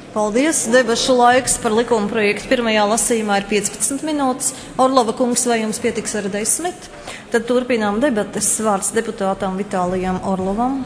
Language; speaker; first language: Latvian; native; Latvian